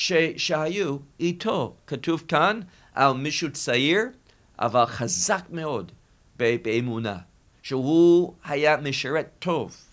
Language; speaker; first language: Hebrew; non-native, fluent; English